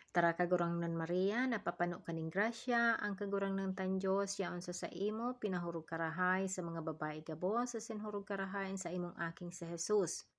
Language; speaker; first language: Filipino; non-native, local second language; Bikol